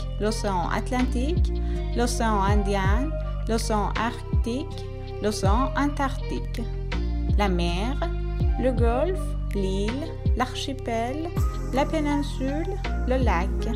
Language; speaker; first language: French; non-native, fluent; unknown